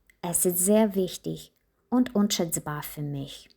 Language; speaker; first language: German; non-native, fluent; Ukrainian